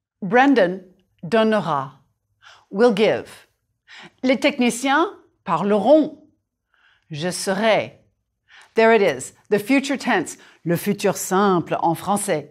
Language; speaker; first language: French; native; French